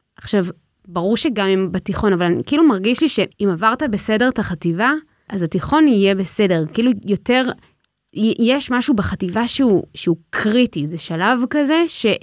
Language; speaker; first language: Hebrew; native; Hebrew